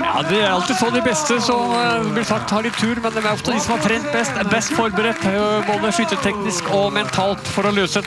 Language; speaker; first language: Norwegian; native; Norwegian